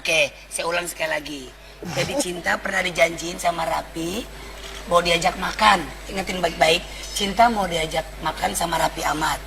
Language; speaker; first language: Indonesian; native; Indonesian